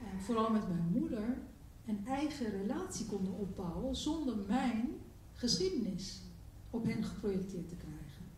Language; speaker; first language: Dutch; early bilingual, other home language; Turkish